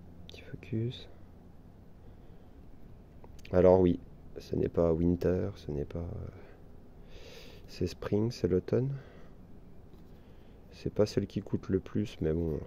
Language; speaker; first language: French; native; French